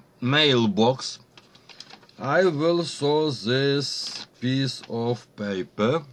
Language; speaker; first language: English; non-native, learner; Ukrainian